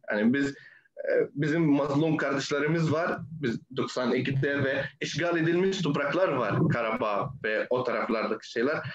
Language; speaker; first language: Turkish; non-native, fluent; Arabic